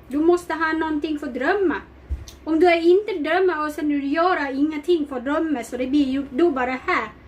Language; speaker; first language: Swedish; non-native, learner; Thai